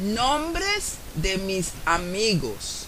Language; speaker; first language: Spanish; non-native, fluent; English